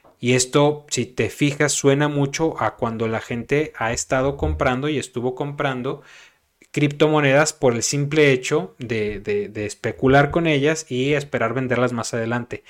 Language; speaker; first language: Spanish; native; Spanish